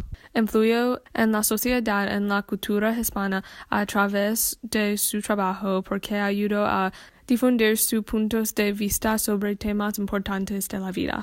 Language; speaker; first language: Spanish; non-native, learner; English